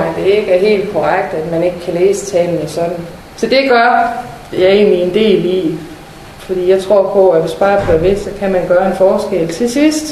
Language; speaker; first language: Danish; native; Danish